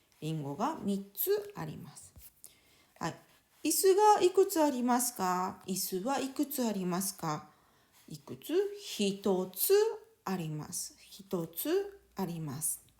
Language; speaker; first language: Japanese; native; Japanese